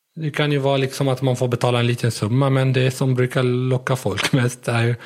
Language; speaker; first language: Swedish; early bilingual, other home language; Arabic